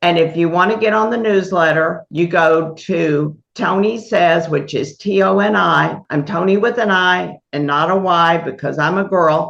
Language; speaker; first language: English; native; English